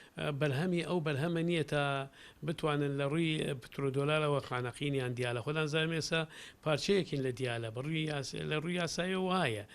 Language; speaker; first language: Central Kurdish; native; Central Kurdish